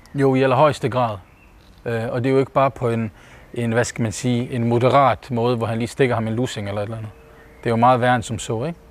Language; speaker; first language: Danish; early bilingual, other home language; Bosnian